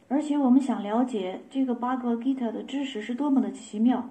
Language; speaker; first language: Chinese; native; Chinese